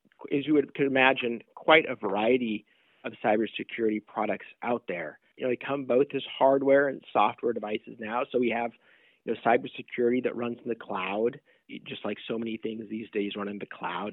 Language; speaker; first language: English; native; English